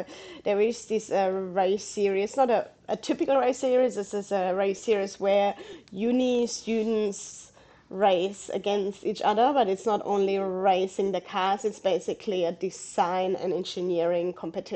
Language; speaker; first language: English; non-native, fluent; German